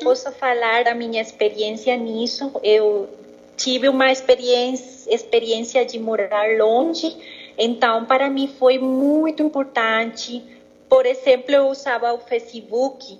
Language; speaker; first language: Portuguese; non-native, fluent; Spanish